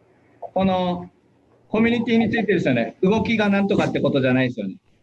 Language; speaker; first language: Japanese; native; Japanese